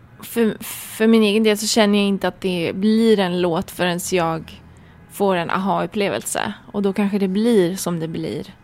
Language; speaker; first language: Swedish; early bilingual, other home language; Persian